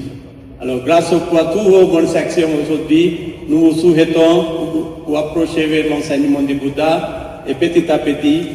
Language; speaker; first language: French; non-native, fluent; Sinhala